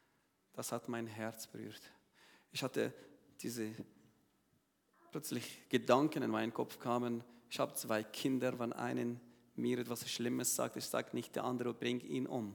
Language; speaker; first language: German; non-native, learner; Arabic